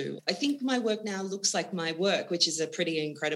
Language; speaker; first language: English; native; English